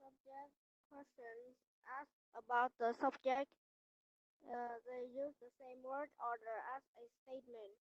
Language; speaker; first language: English; non-native, learner; Vietnamese